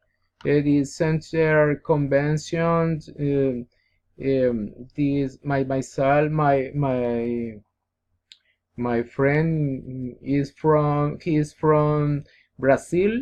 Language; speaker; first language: English; non-native, learner; Spanish